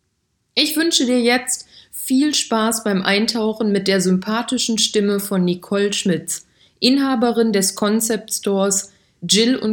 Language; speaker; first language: German; native; German